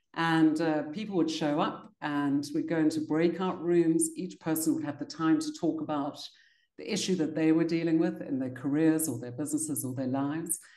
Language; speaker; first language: English; native; English